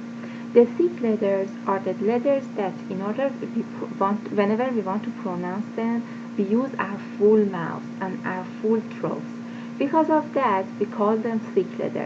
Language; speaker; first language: English; non-native, fluent; Persian